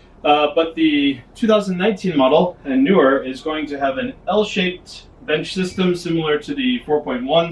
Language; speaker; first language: English; native; English